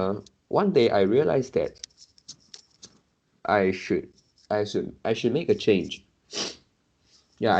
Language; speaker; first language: English; non-native, local second language; Chinese